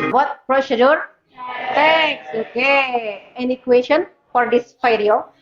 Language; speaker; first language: English; non-native, learner; Indonesian